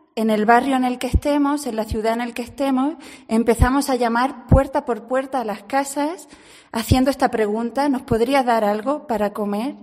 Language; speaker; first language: Spanish; native; Spanish